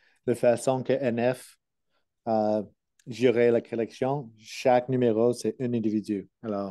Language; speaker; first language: French; non-native, learner; English